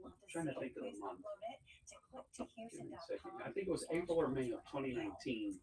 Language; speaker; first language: English; native; English